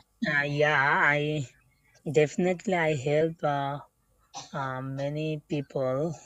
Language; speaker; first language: English; non-native, learner; Bangla